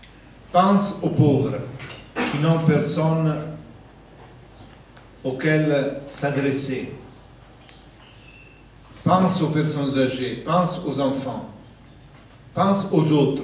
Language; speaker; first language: French; non-native, fluent; Italian